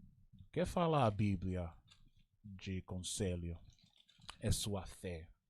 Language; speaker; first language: Portuguese; non-native, learner; English